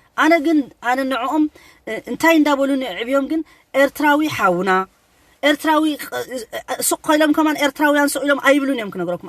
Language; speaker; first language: Tigrinya; native; Tigrinya